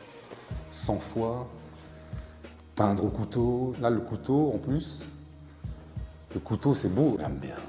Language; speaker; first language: French; native; French